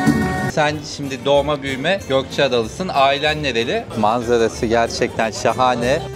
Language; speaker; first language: Turkish; native; Turkish